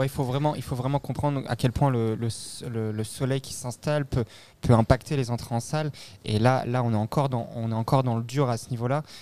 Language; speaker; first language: French; native; French